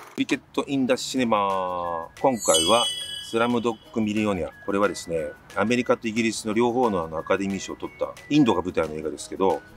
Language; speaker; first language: Japanese; native; Japanese